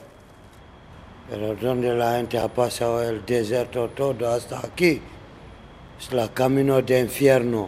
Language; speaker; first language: Spanish; non-native, learner; Arabic